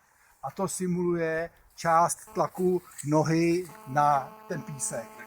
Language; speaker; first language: Czech; native; Czech